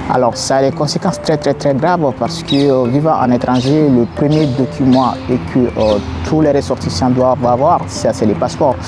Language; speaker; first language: French; non-native, local second language; Bambara